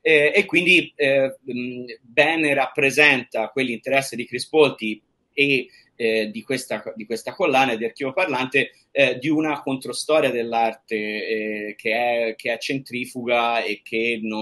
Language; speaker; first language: Italian; native; Italian